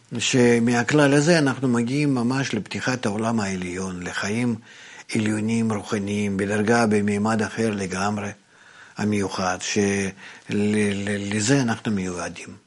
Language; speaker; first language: Hebrew; non-native, fluent; Russian